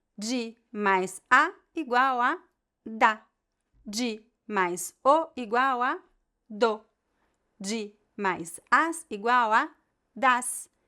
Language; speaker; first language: Portuguese; native; Portuguese